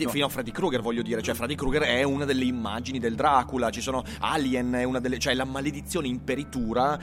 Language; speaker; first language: Italian; native; Italian